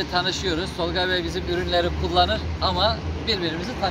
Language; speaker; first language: Turkish; native; Turkish